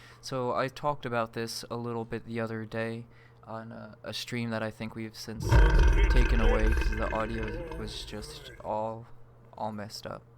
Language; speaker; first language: English; native; English